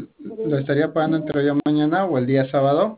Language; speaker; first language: Spanish; native; Spanish